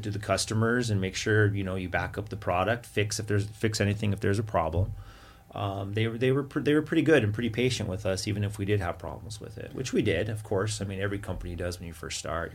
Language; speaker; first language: English; native; English